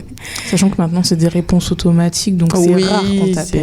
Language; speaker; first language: French; native; French